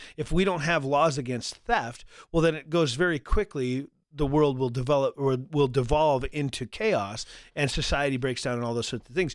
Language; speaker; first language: English; native; English